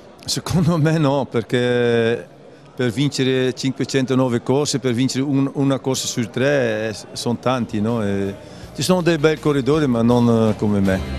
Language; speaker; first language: Italian; non-native, learner; Dutch